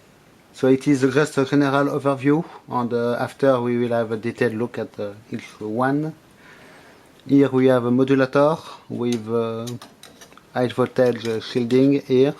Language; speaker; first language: English; non-native, fluent; French